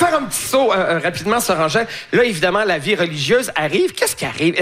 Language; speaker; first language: French; native; French